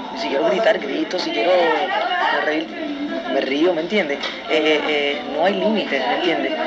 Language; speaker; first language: Spanish; early bilingual, heritage; Spanish